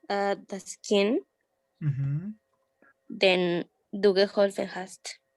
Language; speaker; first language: German; non-native, learner; Spanish